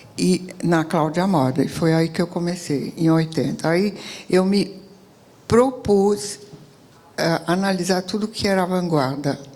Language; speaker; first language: Portuguese; early bilingual, other home language; Italian